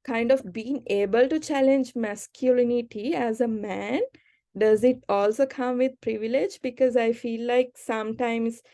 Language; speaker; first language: English; non-native, local second language; Sinhala